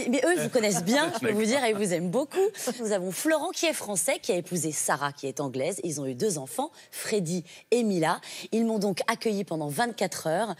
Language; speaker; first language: French; native; French